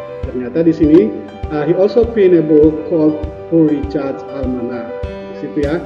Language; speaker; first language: English; non-native, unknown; Indonesian